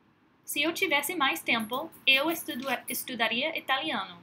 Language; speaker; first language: Portuguese; non-native, fluent; English